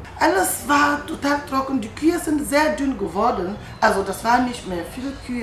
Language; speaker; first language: German; non-native, fluent; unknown